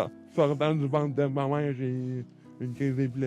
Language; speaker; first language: French; native; French